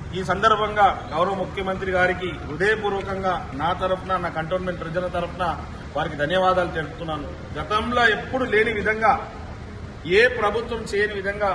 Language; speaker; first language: Telugu; native; Telugu